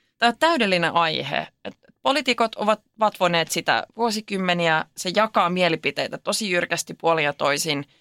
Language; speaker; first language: Finnish; non-native, local second language; Swedish